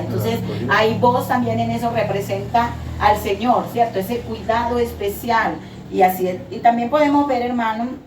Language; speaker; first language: Spanish; native; Spanish